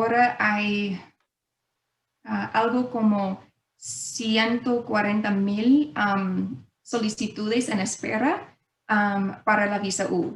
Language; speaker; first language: Spanish; non-native, fluent; English